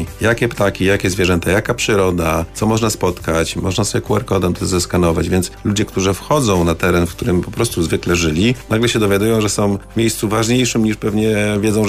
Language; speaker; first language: Polish; native; Polish